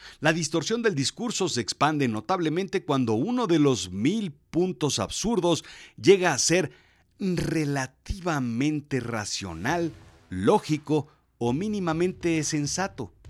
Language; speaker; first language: Spanish; native; Spanish